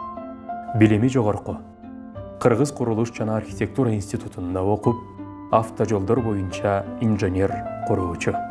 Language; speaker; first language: Kyrgyz; native; Kyrgyz